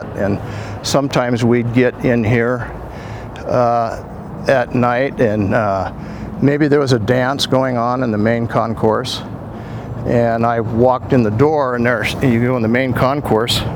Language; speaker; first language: English; native; English